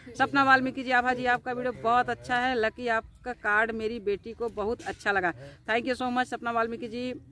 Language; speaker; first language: Hindi; native; Hindi